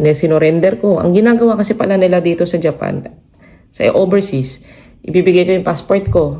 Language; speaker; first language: Filipino; non-native, local second language; Cebuano